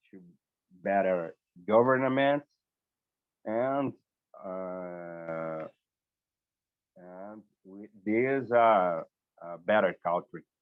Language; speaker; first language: English; non-native, learner; Portuguese